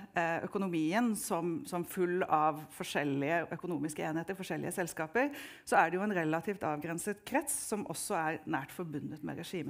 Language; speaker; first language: Norwegian; native; Norwegian